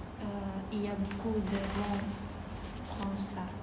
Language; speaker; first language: French; non-native, learner; Khmer